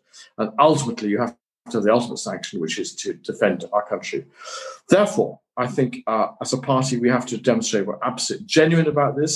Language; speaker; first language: English; native; English